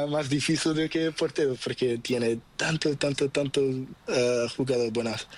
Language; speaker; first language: Spanish; non-native, learner; Portuguese